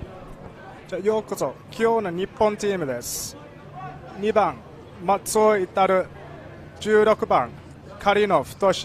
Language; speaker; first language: Japanese; non-native, learner; English